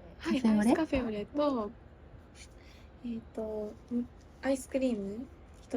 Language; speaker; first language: Japanese; native; Japanese